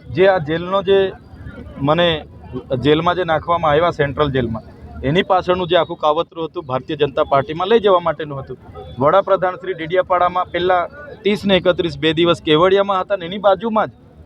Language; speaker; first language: Gujarati; non-native, local second language; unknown